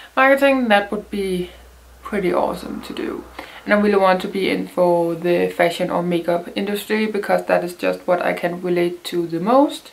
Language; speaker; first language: English; non-native, fluent; Danish